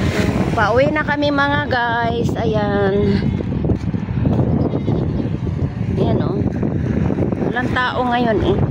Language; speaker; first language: Filipino; native; Filipino